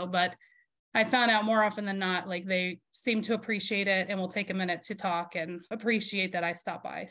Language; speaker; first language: English; native; English